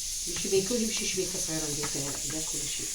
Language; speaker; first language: Arabic; native; Arabic